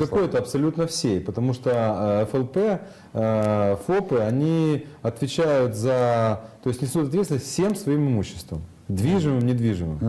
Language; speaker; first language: Russian; native; Russian